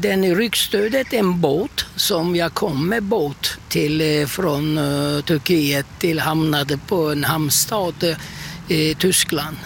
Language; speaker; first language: Swedish; non-native, fluent; Turkish